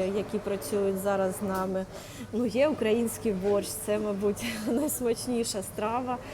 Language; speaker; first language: Ukrainian; native; Ukrainian